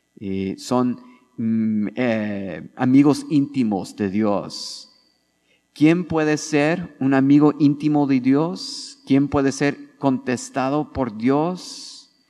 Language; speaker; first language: Spanish; non-native, fluent; English